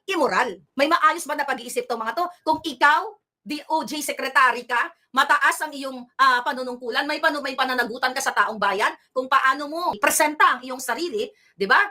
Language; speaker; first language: Filipino; non-native, local second language; Hiligaynon